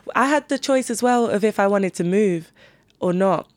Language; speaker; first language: English; native; English